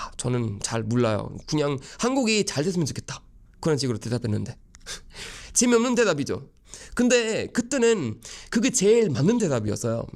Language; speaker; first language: Korean; non-native, fluent; Swedish